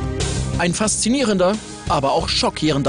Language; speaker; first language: German; native; German